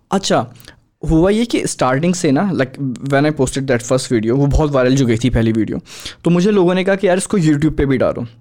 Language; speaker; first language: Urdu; native; Urdu